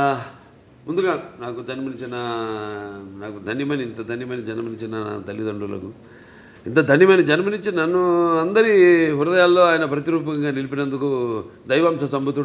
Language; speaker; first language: Telugu; native; Telugu